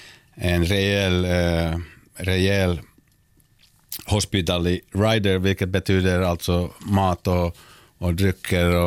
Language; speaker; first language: Swedish; non-native, local second language; Finnish